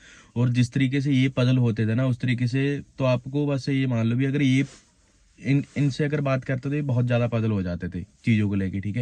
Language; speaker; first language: Hindi; native; Hindi